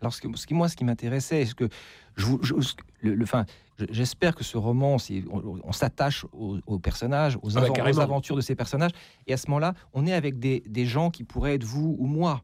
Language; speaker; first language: French; native; French